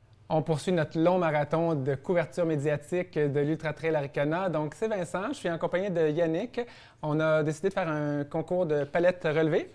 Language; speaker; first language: French; native; French